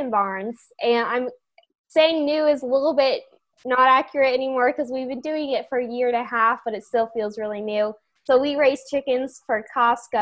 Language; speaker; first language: English; native; English